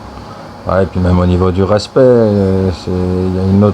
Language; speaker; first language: French; native; French